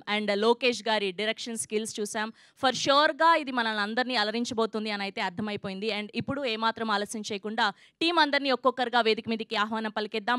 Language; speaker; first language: Telugu; native; Telugu